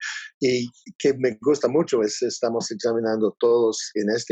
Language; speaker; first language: Spanish; non-native, learner; English